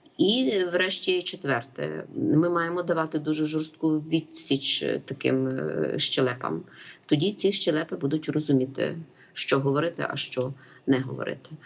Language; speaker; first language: Ukrainian; native; Ukrainian